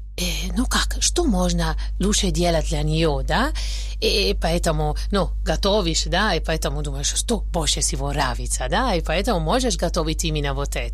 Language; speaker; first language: Russian; non-native, learner; Italian